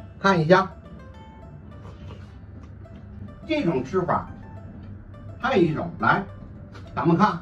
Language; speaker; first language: Chinese; native; Chinese